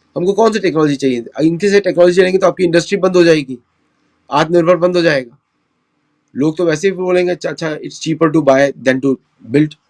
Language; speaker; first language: Hindi; native; Hindi